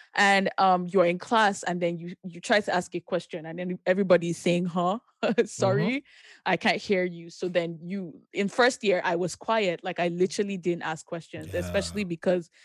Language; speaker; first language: English; non-native, local second language; Yoruba